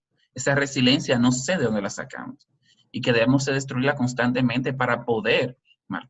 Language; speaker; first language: Spanish; native; Spanish